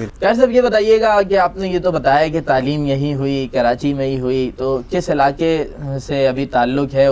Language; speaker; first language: Urdu; native; Urdu